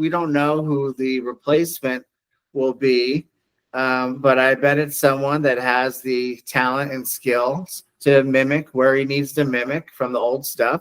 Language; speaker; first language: English; native; English